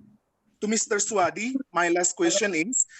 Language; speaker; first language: English; non-native, fluent; Indonesian